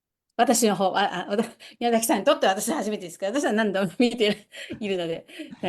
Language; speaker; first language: Japanese; native; Japanese